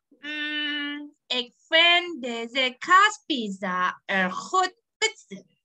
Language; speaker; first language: Dutch; non-native, learner; Indonesian